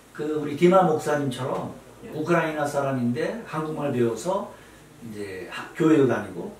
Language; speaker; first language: Korean; native; Korean